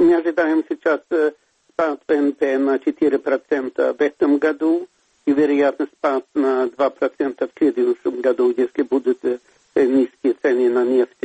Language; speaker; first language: Russian; non-native, fluent; Swedish